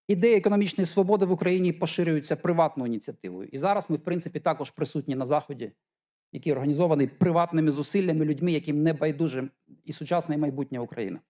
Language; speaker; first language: Ukrainian; native; Ukrainian